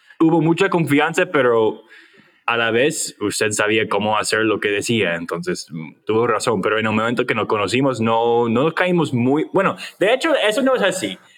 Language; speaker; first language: Spanish; non-native, fluent; English